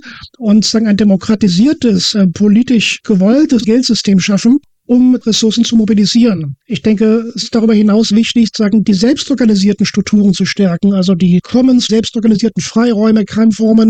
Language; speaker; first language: German; native; German